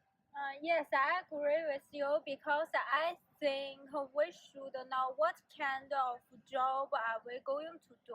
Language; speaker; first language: English; non-native, learner; Chinese